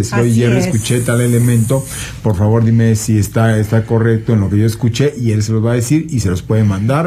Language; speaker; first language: Spanish; native; Spanish